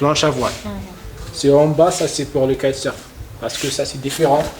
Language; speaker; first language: French; non-native, learner; Malagasy